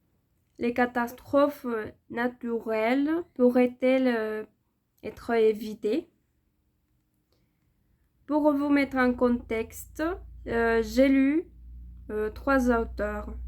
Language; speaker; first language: French; non-native, learner; Spanish